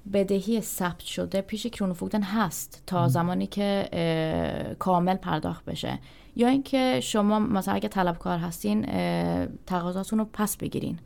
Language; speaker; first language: Persian; early bilingual, other home language; Swedish